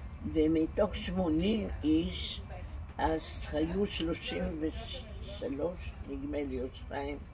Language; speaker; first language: Hebrew; non-native, fluent; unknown